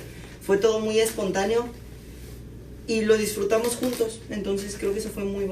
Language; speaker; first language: Spanish; native; Spanish